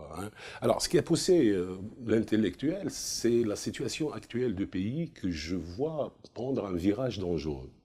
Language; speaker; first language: French; non-native, local second language; Arabic